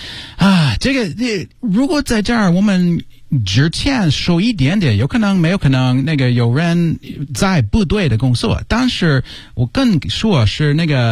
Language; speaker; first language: Chinese; non-native, learner; English